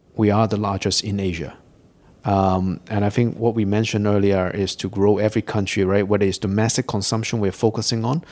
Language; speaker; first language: English; native; English